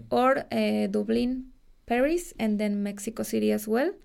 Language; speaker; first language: English; non-native, fluent; Spanish